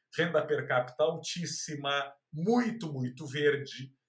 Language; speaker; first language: Portuguese; native; Portuguese